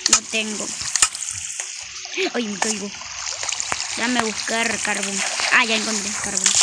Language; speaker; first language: Spanish; native; Spanish